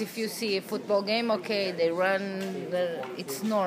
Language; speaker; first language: English; non-native, learner; Portuguese